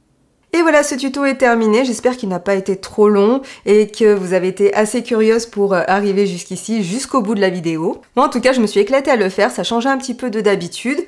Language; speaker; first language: French; native; French